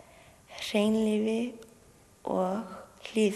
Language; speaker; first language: Icelandic; non-native, learner; English